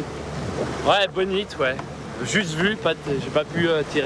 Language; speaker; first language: French; native; French